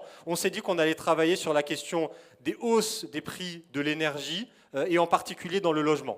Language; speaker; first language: French; native; French